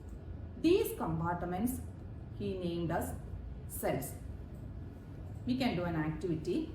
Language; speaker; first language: English; non-native, local second language; Malayalam